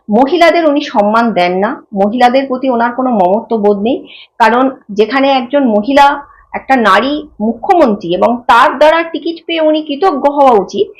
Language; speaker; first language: Bangla; native; Bangla